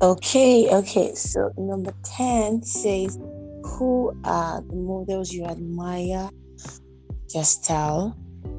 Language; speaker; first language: English; non-native, local second language; Igbo